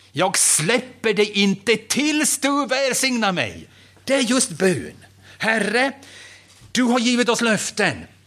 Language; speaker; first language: Swedish; non-native, fluent; German